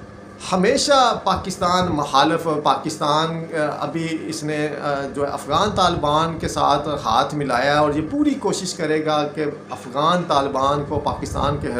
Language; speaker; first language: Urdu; non-native, local second language; Punjabi